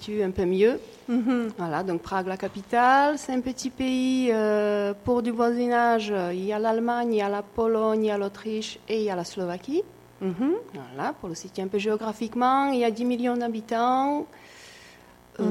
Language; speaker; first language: French; non-native, fluent; Czech